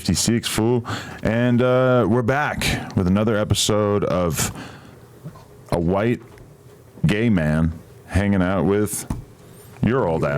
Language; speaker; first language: English; native; English